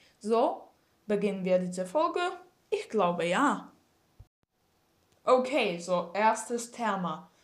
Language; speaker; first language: German; non-native, learner; Czech